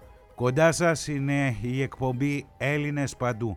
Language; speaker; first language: Greek; native; Greek